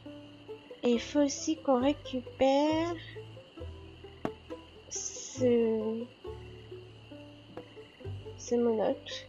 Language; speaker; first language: French; native; French